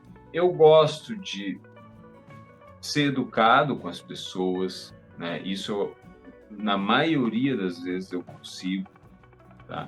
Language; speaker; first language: Portuguese; native; Portuguese